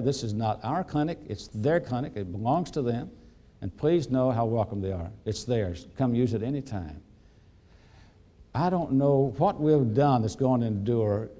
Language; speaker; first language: English; native; English